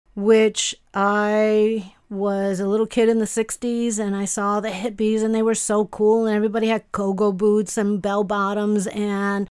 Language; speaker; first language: English; early bilingual, other home language; Spanish